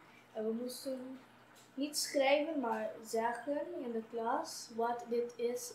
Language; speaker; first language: Dutch; non-native, local second language; Papiamento